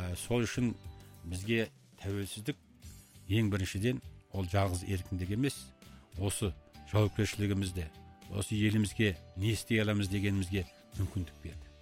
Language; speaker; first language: Kazakh; early bilingual, heritage; Kazakh